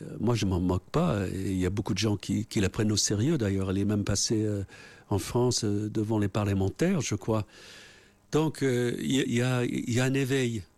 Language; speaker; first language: French; non-native, fluent; English